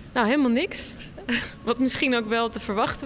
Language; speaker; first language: Dutch; native; Dutch